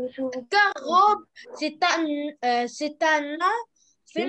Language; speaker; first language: French; non-native, learner; Arabic